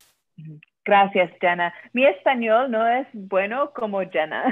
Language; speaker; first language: Spanish; non-native, learner; English